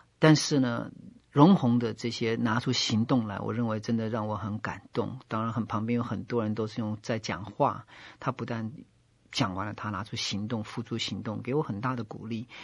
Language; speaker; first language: Chinese; native; Chinese